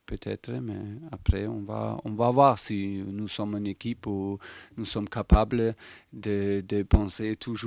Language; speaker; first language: French; non-native, fluent; German